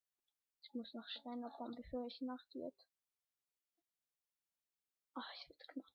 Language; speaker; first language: German; early bilingual, other home language; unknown